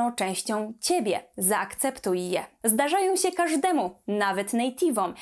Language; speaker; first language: Polish; native; Polish